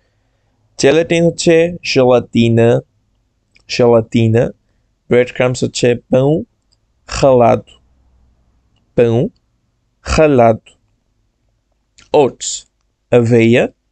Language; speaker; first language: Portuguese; non-native, fluent; Bangla